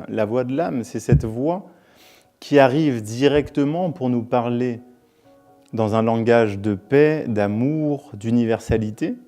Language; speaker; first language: French; native; French